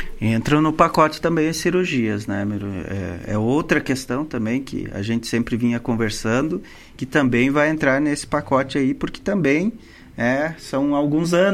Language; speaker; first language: Portuguese; native; Portuguese